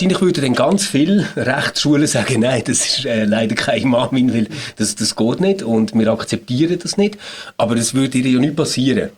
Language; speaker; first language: German; native; German